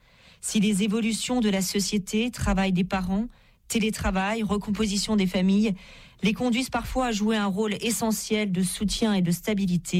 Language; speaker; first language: French; native; French